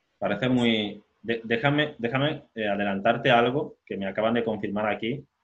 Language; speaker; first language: Spanish; non-native, local second language; Fang